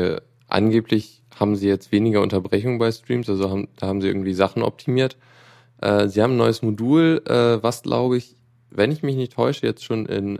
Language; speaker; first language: German; native; German